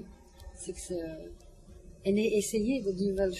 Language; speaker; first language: French; non-native, fluent; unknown